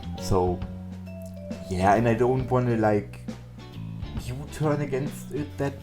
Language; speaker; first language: English; non-native, fluent; German